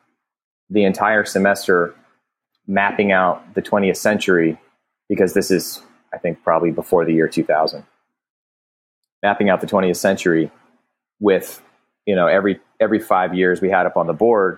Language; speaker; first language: English; native; English